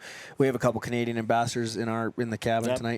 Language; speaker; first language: English; native; English